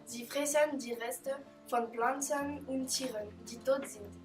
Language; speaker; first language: German; non-native, learner; French